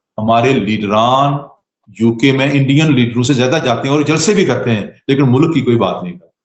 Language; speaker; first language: Urdu; non-native, local second language; Pahari-Potwari